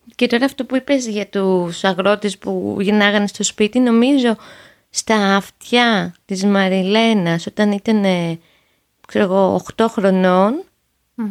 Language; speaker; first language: Greek; native; Greek